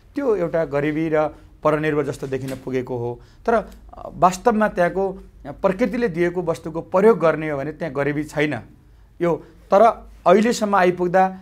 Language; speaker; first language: Nepali; native; Nepali